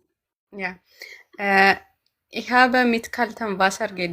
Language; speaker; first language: German; non-native, learner; Amharic